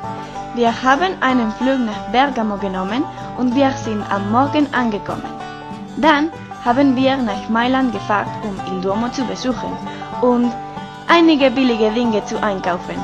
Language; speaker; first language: German; non-native, learner; Spanish